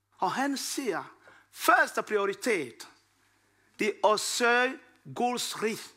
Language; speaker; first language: Danish; non-native, fluent; Lingala